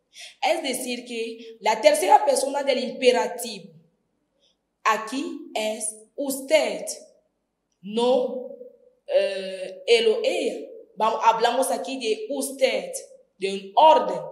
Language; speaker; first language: Spanish; non-native, fluent; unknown